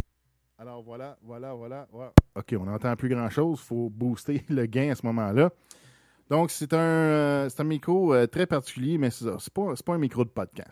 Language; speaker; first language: French; native; French